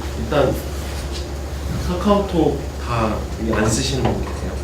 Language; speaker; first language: Korean; native; Korean